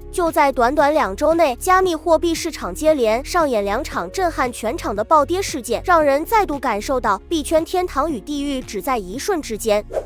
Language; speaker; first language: Chinese; native; Chinese